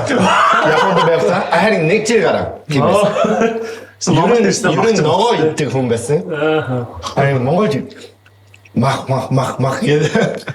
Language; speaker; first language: Mongolian; non-native, fluent; Korean